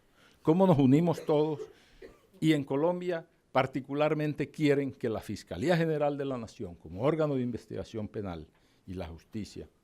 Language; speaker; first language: Spanish; native; Spanish